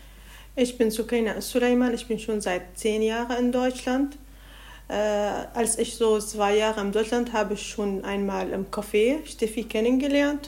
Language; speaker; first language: German; non-native, learner; Arabic